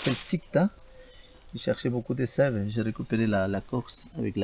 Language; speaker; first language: French; non-native, learner; Spanish